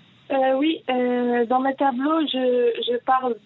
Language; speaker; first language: French; non-native, fluent; Persian